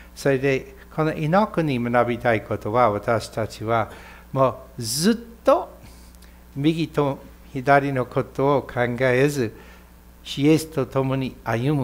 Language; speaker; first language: Japanese; non-native, fluent; English